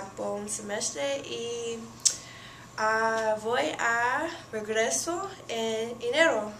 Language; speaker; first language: Spanish; non-native, learner; English